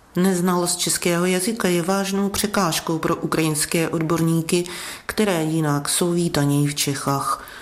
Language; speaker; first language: Czech; non-native, fluent; Ukrainian